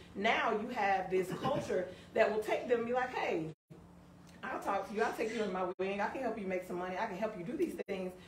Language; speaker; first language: English; native; English